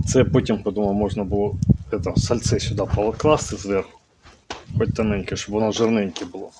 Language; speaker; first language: Ukrainian; non-native, local second language; Russian